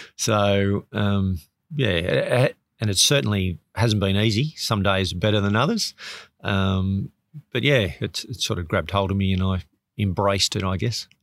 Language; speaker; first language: English; native; English